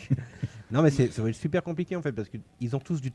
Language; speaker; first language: French; native; French